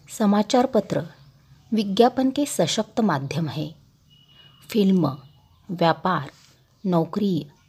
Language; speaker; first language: Hindi; non-native, local second language; Marathi